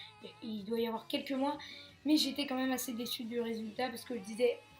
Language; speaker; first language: French; native; French